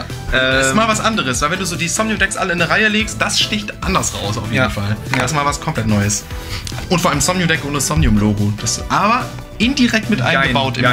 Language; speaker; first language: German; native; German